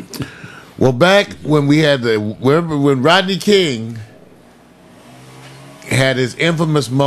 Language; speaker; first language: English; native; English